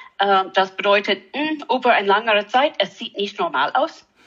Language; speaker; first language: German; non-native, learner; English